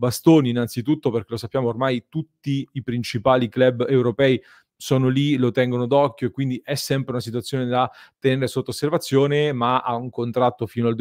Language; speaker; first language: Italian; native; Italian